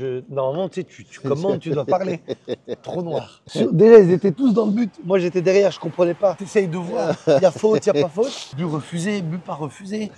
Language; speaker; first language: French; native; French